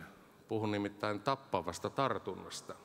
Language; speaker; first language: Finnish; native; Finnish